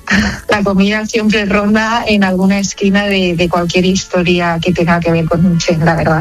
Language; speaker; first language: Spanish; native; Spanish